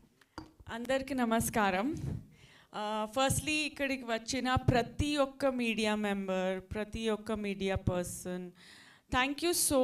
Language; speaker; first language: Telugu; non-native, fluent; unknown